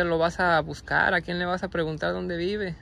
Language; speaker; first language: Spanish; native; Spanish